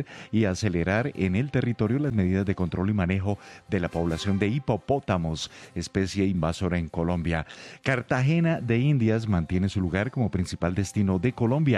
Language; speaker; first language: Spanish; native; Spanish